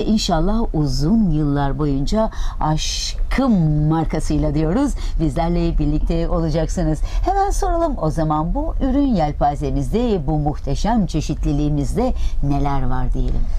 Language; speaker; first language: Turkish; native; Turkish